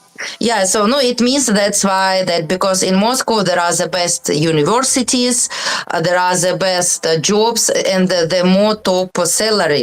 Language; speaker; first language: English; non-native, learner; Russian